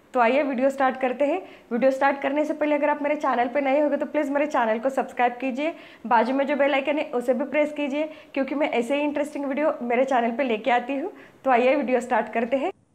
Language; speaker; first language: Hindi; non-native, local second language; Marathi